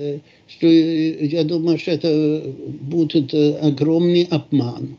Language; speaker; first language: Russian; non-native, fluent; Swedish